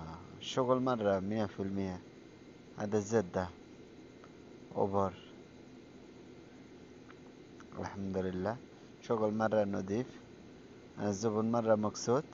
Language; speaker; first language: Arabic; non-native, learner; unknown